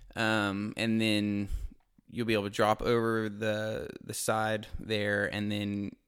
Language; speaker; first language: English; native; English